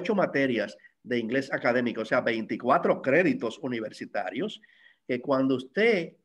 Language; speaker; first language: Spanish; native; Spanish